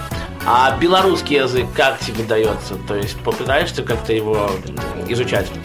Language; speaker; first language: Russian; native; Russian